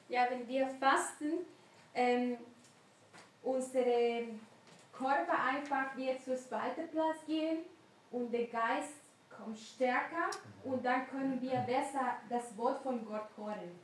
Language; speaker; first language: German; non-native, learner; Spanish